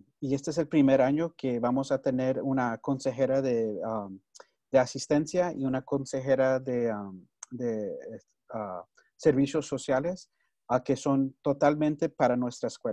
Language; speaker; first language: Spanish; early bilingual, heritage; Spanish